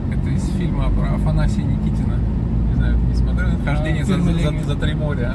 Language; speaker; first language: Russian; native; Russian